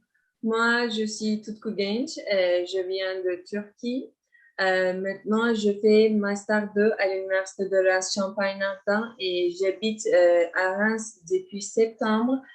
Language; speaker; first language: French; non-native, fluent; Turkish